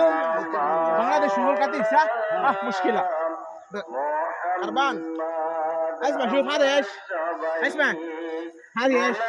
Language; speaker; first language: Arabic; non-native, learner; Bangla